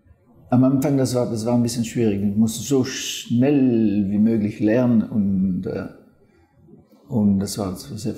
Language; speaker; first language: German; non-native, fluent; French